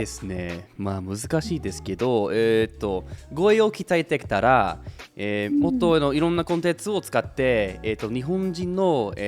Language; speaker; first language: Japanese; non-native, fluent; English